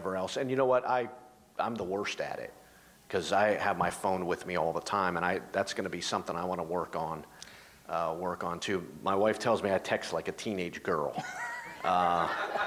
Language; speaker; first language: English; native; English